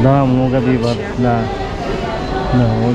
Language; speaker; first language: Russian; non-native, learner; Filipino